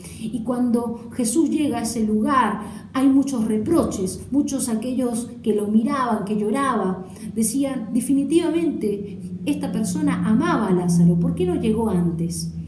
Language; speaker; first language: Spanish; native; Spanish